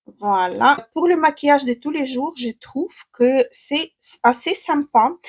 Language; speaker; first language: French; non-native, fluent; Ukrainian